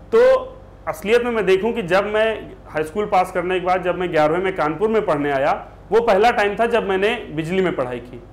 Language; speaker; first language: Hindi; native; Hindi